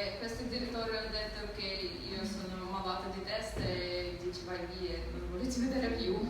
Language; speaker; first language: Italian; non-native, learner; Ukrainian